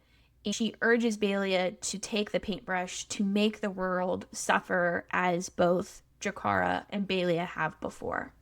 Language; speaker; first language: English; native; English